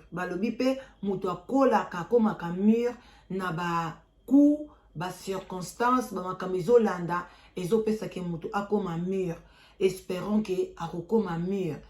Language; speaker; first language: Lingala; native; Lingala